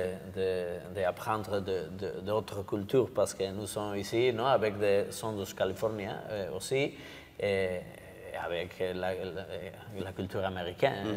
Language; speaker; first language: French; non-native, learner; Basque